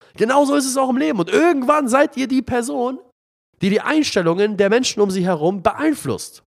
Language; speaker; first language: German; non-native, fluent; Arabic